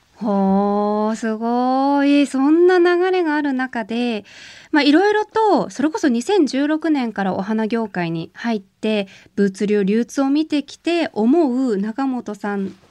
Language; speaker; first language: Japanese; native; Japanese